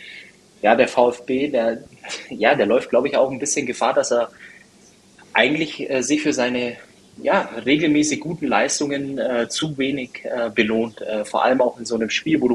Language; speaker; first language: German; native; German